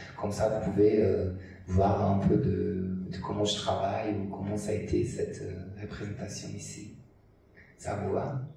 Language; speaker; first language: French; non-native, fluent; Portuguese